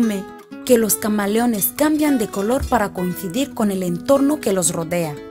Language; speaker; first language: Spanish; native; Spanish